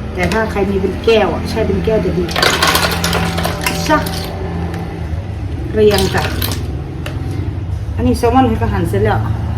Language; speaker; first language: Thai; native; Thai